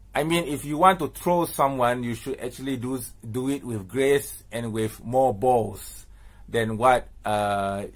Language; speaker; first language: English; non-native, local second language; Malay